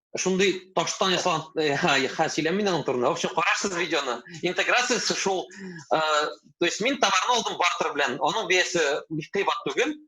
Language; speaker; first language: Tatar; native; Tatar